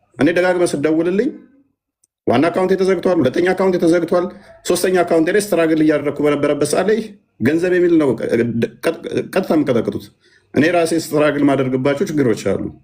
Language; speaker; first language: Amharic; native; Amharic